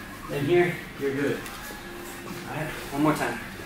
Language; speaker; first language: English; native; English